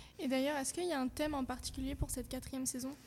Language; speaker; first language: French; native; French